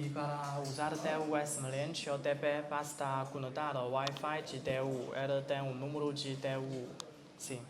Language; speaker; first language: Portuguese; non-native, fluent; Chinese